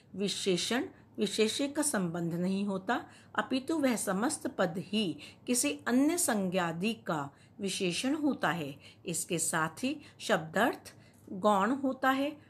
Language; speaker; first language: Hindi; native; Hindi